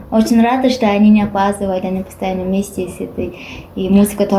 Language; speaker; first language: Russian; non-native, learner; Japanese